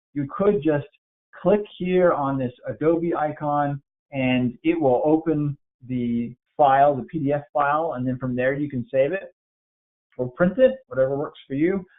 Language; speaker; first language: English; native; English